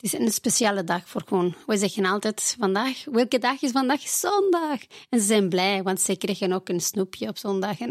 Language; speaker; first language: Dutch; non-native, fluent; Spanish